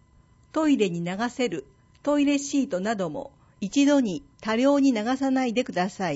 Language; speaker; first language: Japanese; native; Japanese